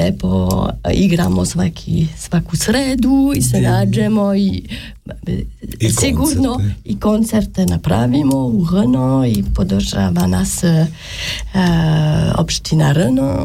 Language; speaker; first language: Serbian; non-native, learner; French